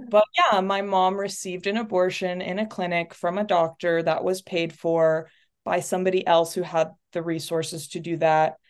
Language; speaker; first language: English; early bilingual, other home language; Spanish